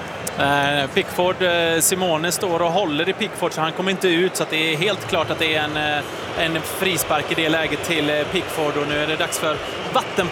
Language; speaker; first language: Swedish; native; Swedish